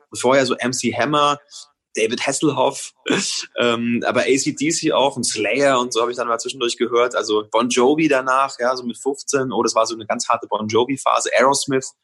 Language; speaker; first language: German; native; German